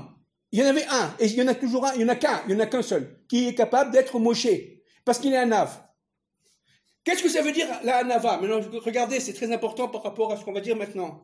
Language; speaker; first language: French; native; French